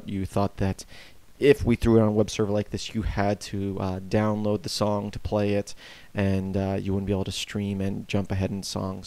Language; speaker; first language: English; native; English